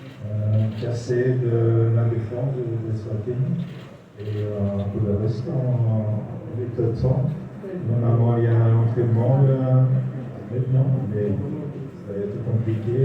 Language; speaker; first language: French; non-native, local second language; Dutch